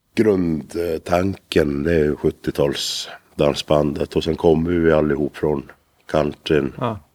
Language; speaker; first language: Swedish; native; Swedish